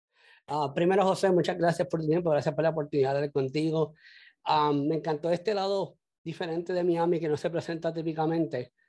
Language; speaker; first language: Spanish; early bilingual, heritage; Spanish